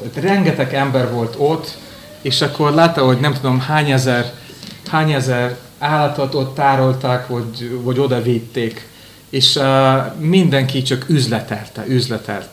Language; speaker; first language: Hungarian; non-native, fluent; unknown